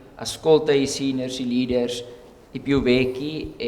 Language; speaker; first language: Italian; non-native, learner; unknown